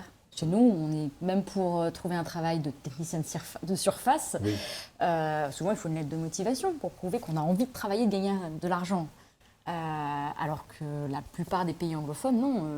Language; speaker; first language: French; native; French